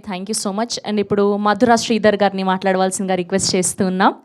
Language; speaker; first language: Telugu; native; Telugu